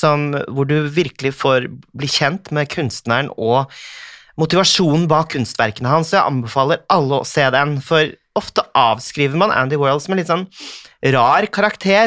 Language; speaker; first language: Norwegian; native; Norwegian